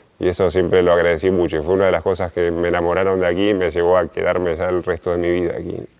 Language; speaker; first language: Spanish; native; Spanish